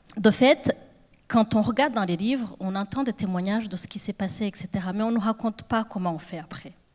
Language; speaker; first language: French; non-native, local second language; Kinyarwanda